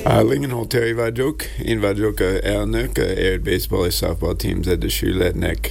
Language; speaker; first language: Hungarian; non-native, learner; English